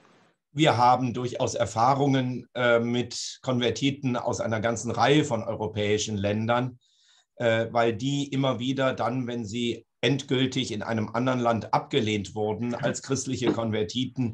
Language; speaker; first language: German; native; German